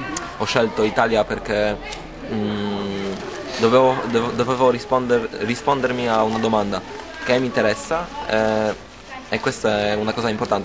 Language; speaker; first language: Italian; non-native, fluent; Polish